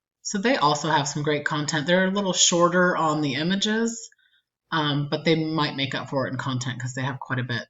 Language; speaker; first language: English; native; English